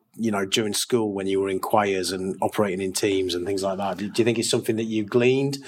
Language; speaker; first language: English; native; English